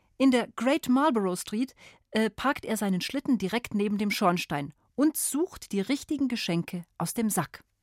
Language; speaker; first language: German; native; German